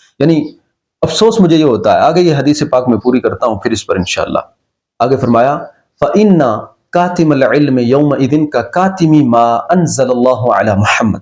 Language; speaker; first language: Urdu; non-native, local second language; Punjabi